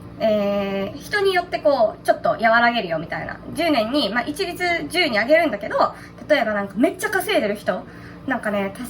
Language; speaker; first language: Japanese; native; Japanese